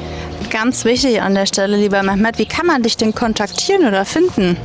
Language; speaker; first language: German; native; German